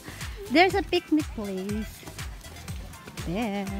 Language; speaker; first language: English; non-native, learner; Filipino